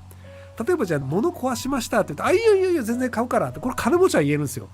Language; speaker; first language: Japanese; native; Japanese